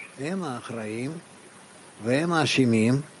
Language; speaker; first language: Turkish; native; Turkish